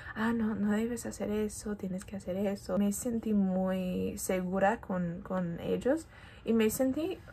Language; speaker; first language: Spanish; non-native, fluent; English